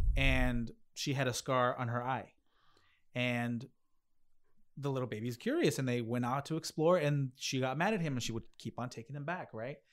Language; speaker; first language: English; native; English